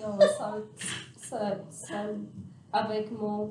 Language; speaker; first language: French; non-native, learner; Portuguese